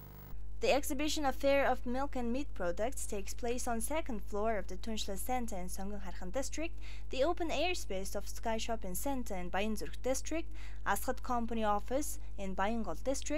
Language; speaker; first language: English; non-native, fluent; Mongolian